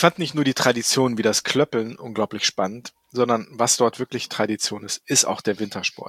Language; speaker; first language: German; native; German